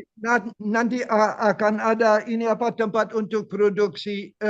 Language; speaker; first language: Indonesian; non-native, fluent; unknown